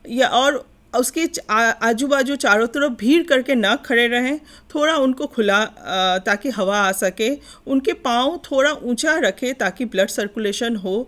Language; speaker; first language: Hindi; non-native, local second language; Bangla